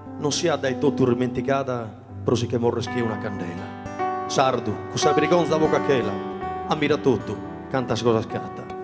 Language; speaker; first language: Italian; non-native, local second language; Sardinian